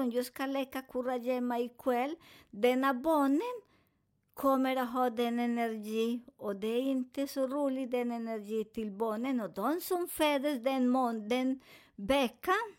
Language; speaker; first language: Swedish; non-native, learner; Spanish